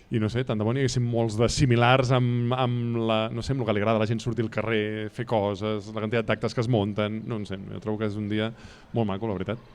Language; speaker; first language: Catalan; native; Catalan